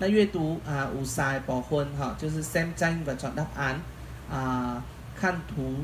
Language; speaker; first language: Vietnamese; non-native, fluent; Chinese